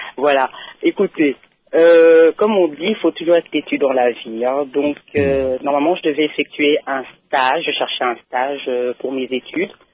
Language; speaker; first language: French; early bilingual, other home language; Lingala